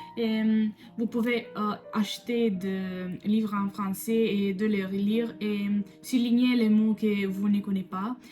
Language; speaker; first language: French; non-native, learner; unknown